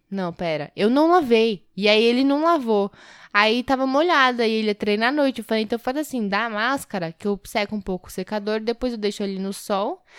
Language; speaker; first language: Portuguese; native; Portuguese